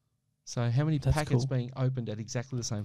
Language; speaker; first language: English; native; English